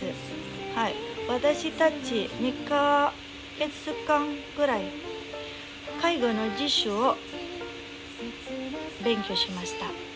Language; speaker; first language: Japanese; non-native, learner; Indonesian